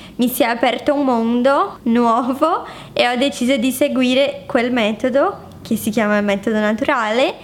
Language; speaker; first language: Italian; non-native, fluent; Portuguese